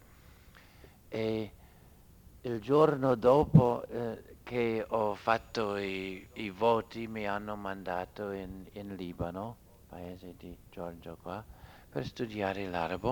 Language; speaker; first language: Italian; non-native, fluent; English